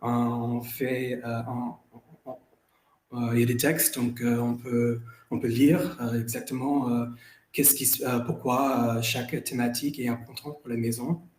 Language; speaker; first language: French; non-native, fluent; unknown